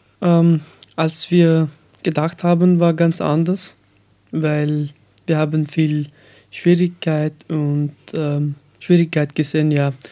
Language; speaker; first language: German; non-native, learner; Persian